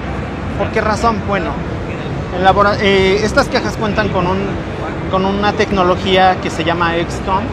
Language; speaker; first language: Spanish; native; Spanish